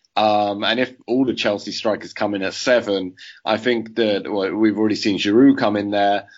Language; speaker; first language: English; native; English